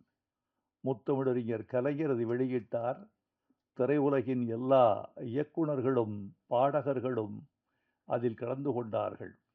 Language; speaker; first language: Tamil; native; Tamil